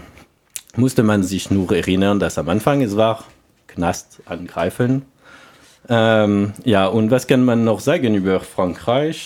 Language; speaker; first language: German; non-native, learner; French